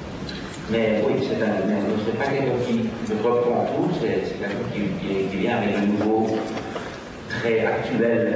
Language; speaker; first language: French; non-native, learner; Dutch